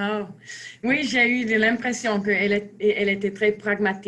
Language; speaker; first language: French; non-native, fluent; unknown